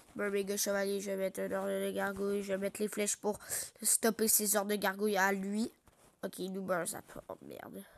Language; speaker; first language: French; native; French